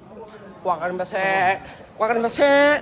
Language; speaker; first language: Japanese; non-native, learner; Vietnamese